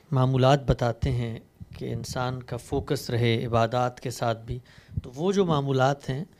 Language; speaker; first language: Urdu; native; Urdu